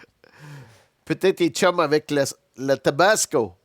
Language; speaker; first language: French; native; French